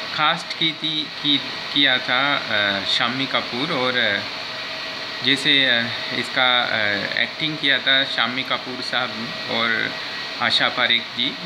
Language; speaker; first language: Hindi; non-native, learner; Sinhala